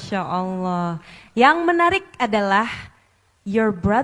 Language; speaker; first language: Indonesian; native; Indonesian